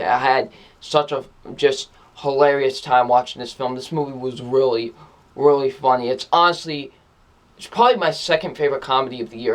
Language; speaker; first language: English; native; English